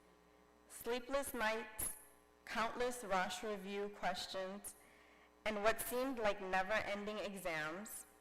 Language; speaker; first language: English; native; English